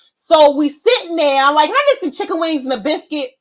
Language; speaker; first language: English; native; English